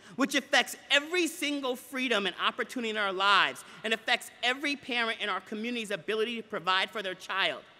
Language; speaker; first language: English; native; English